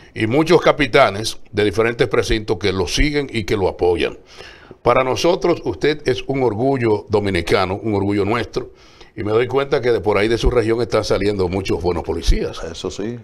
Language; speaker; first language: Spanish; native; Spanish